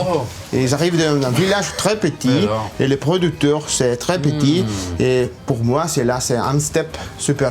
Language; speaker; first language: French; non-native, learner; Italian